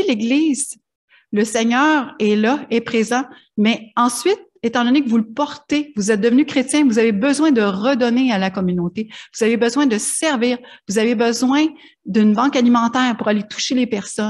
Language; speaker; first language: French; native; French